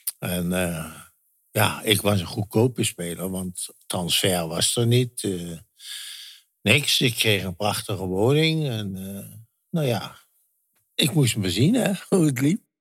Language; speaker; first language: Dutch; native; Dutch